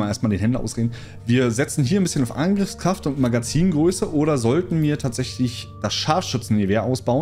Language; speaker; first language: German; native; German